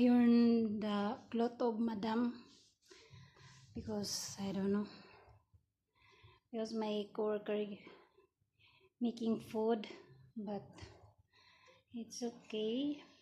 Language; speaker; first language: English; non-native, learner; Filipino